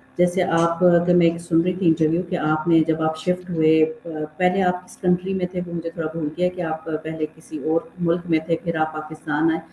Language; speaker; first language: Urdu; native; Urdu